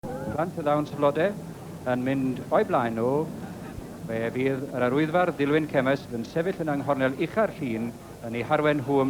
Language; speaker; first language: Welsh; native; Welsh